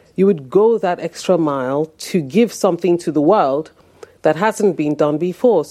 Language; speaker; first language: English; non-native, local second language; Yoruba